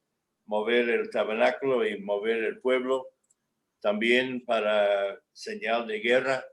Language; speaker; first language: Spanish; non-native, fluent; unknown